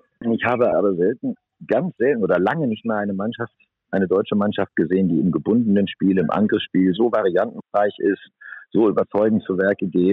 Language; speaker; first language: German; native; German